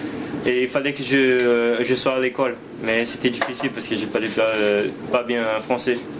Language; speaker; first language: French; non-native, fluent; Portuguese